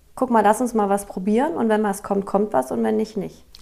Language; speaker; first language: German; native; German